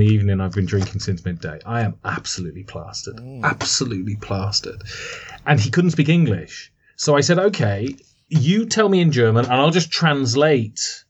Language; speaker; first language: English; native; English